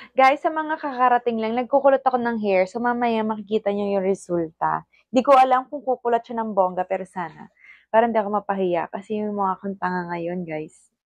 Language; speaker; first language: Filipino; native; Filipino